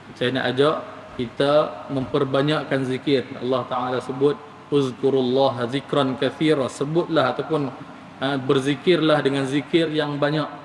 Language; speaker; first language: Malay; native; Malay